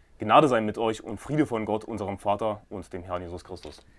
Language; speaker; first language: German; native; German